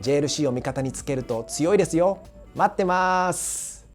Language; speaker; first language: Japanese; native; Japanese